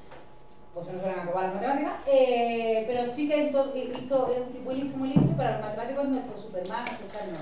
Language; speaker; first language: Spanish; native; Spanish